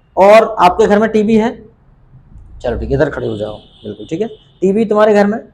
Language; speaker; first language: Hindi; native; Hindi